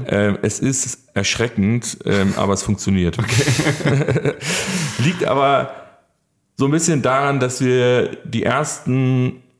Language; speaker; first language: German; native; German